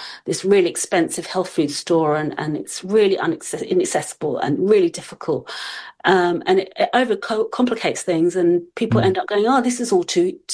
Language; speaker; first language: English; native; English